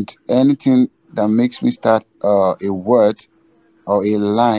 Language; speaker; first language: English; non-native, local second language; Yoruba